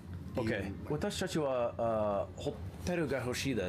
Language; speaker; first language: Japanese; non-native, learner; English